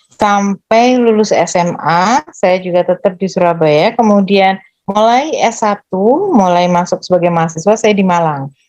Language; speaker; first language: Indonesian; native; Indonesian